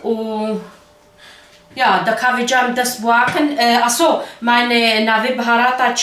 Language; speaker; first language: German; non-native, learner; Kurdish